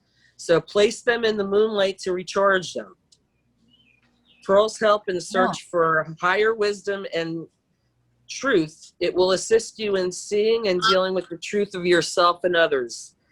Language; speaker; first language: English; native; English